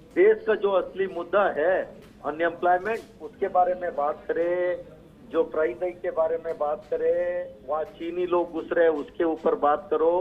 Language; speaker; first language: Hindi; non-native, local second language; Kannada